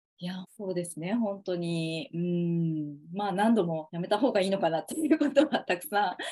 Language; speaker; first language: Japanese; native; Japanese